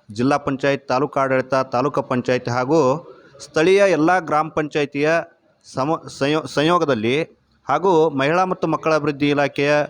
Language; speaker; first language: Kannada; native; Kannada